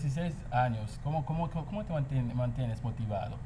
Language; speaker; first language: Spanish; non-native, fluent; Haitian Creole